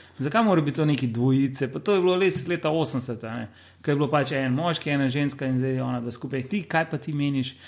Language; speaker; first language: Slovenian; native; Slovenian